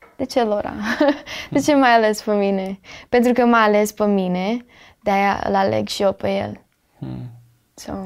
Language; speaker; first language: Romanian; early bilingual, heritage; Romanian